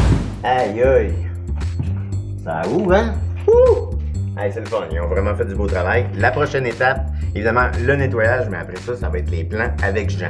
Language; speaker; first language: French; native; French